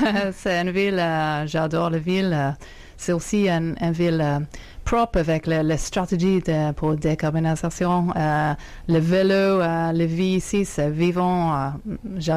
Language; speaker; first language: French; non-native, fluent; English